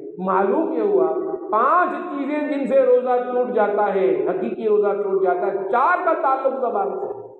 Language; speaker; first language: Urdu; non-native, local second language; Sindhi